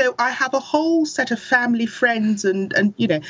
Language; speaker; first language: English; early bilingual, other home language; Akan